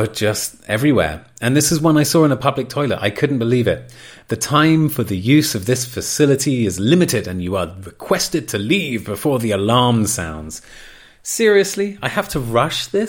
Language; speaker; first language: English; native; English